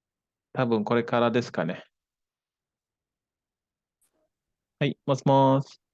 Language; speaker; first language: Japanese; non-native, fluent; Indonesian